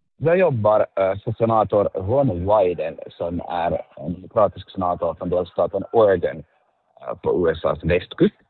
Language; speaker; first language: Swedish; native; Swedish